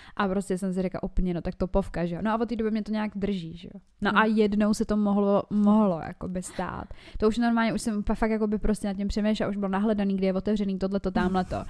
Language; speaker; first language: Czech; native; Czech